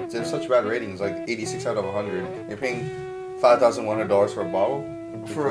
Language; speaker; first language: English; native; English